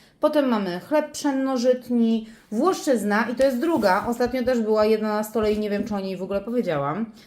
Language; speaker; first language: Polish; native; Polish